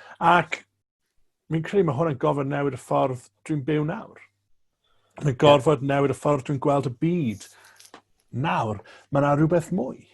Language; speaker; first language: Welsh; native; Welsh